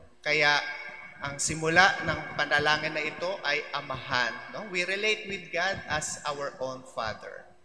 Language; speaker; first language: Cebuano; non-native, local second language; Filipino